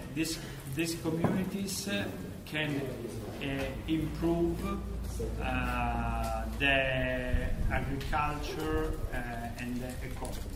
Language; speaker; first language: English; non-native, learner; Italian